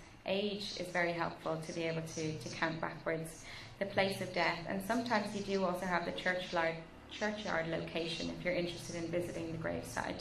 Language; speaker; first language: English; native; English